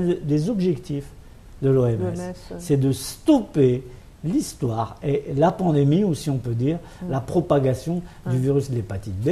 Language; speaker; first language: French; non-native, local second language; Arabic